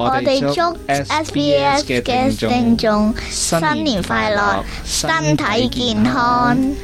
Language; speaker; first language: Cantonese; early bilingual, heritage; Cantonese